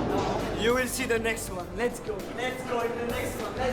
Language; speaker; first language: English; non-native, learner; French